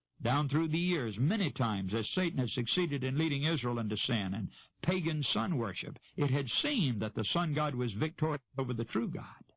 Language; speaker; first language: English; native; English